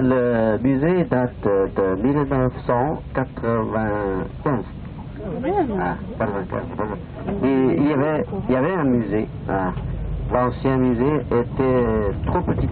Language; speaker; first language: French; non-native, fluent; Chinese